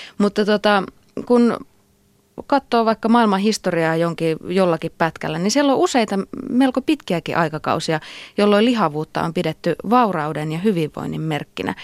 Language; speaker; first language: Finnish; native; Finnish